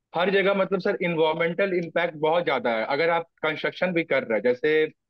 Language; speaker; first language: Hindi; native; Hindi